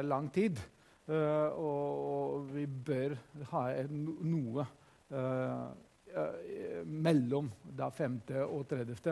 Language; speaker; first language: Norwegian; non-native, fluent; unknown